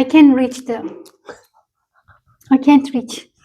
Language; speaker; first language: English; non-native, learner; Turkish